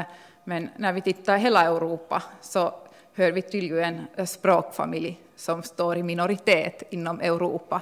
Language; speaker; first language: Swedish; non-native, local second language; Finnish